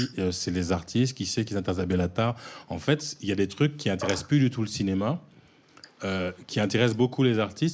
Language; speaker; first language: French; native; French